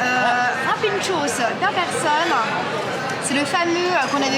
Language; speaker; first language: French; native; French